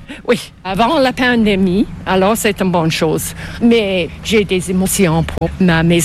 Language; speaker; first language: French; non-native, local second language; English